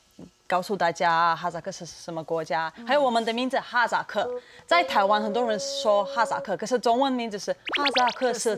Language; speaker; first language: Chinese; non-native, fluent; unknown